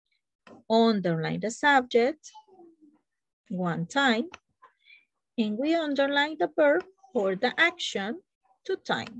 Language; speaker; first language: English; non-native, learner; Spanish